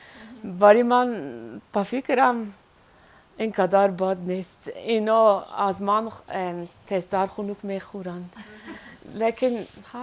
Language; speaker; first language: Persian; non-native, learner; Swiss German